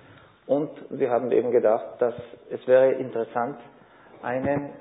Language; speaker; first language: German; non-native, fluent; Spanish